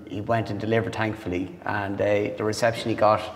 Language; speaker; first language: English; native; English